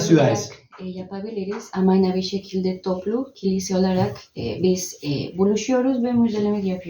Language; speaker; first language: Turkish; non-native, learner; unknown